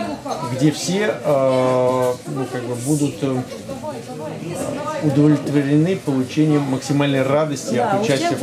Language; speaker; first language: Russian; native; Russian